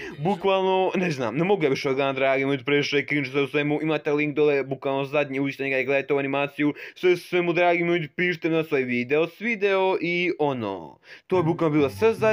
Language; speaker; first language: Serbian; native; Serbian